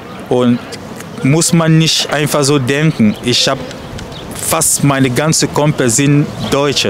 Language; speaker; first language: German; non-native, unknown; French